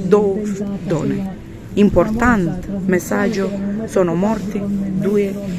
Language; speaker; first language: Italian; non-native, learner; Romanian